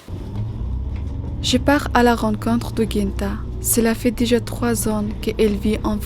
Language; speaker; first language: French; non-native, learner; Persian